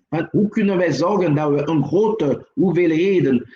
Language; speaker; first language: Dutch; non-native, local second language; French